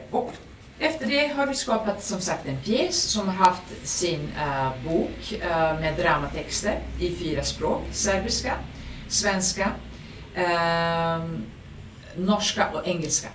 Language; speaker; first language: Swedish; non-native, fluent; Serbian